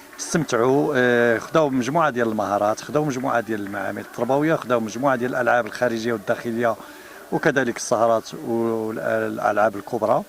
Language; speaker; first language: Arabic; native; Arabic